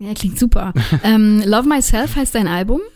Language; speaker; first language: German; native; German